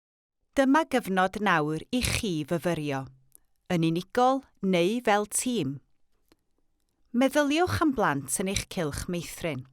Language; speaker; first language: Welsh; native; Welsh